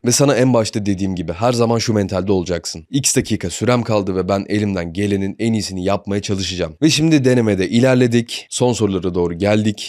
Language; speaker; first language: Turkish; native; Turkish